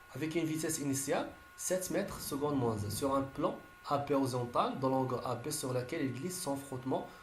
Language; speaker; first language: French; non-native, local second language; Arabic